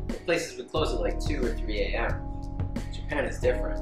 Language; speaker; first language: English; native; English